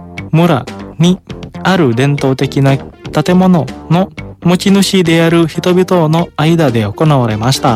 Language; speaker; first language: Japanese; non-native, fluent; Indonesian